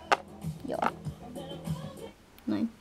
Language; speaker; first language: Finnish; native; Finnish